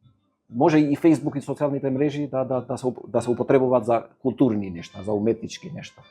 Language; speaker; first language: Macedonian; non-native, fluent; Albanian